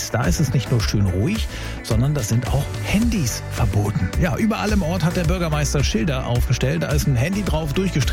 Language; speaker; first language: German; native; German